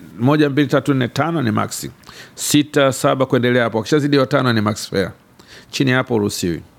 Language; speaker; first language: Swahili; native; Swahili